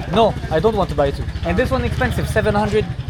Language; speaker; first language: English; non-native, learner; French